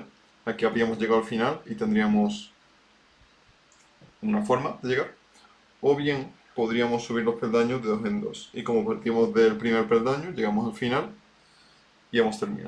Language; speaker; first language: Spanish; native; Spanish